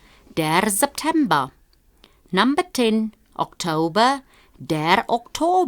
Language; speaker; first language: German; non-native, fluent; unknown